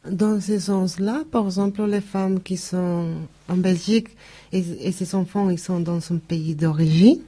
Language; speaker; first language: French; non-native, learner; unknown